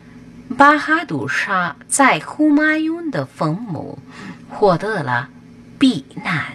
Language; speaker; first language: Chinese; non-native, learner; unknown